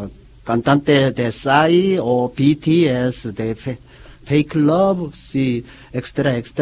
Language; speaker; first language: Spanish; non-native, learner; Korean